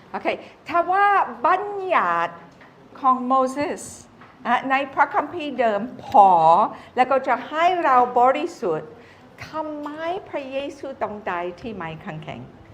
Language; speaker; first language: Thai; non-native, fluent; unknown